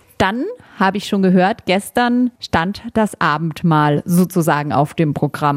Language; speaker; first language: German; native; German